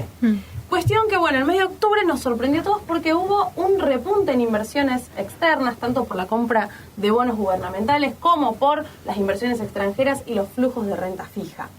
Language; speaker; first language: Spanish; native; Spanish